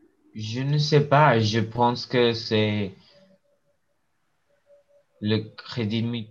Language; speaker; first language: French; non-native, learner; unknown